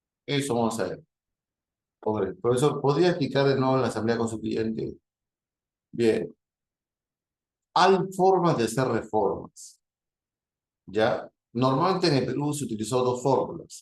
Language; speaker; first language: Spanish; native; Spanish